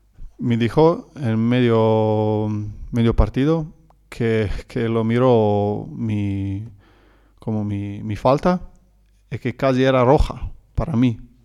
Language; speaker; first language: Spanish; non-native, learner; Croatian